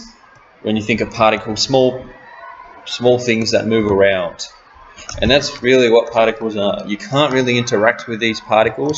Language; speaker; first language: English; native; English